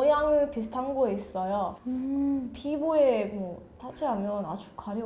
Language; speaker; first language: Korean; non-native, learner; Russian